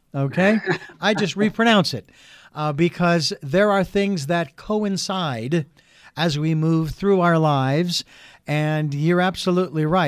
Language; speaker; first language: English; native; English